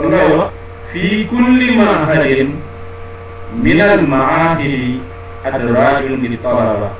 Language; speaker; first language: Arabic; non-native, fluent; Wolof